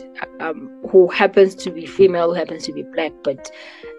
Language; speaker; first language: English; non-native, local second language; Xhosa